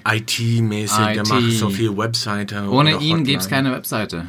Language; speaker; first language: German; non-native, fluent; Slovak